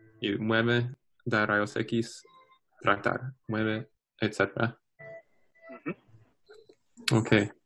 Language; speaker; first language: Spanish; non-native, learner; English